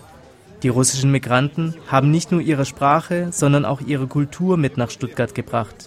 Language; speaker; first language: German; native; German